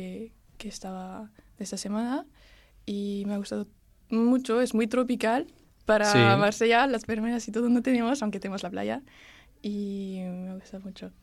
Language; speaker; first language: Spanish; early bilingual, heritage; French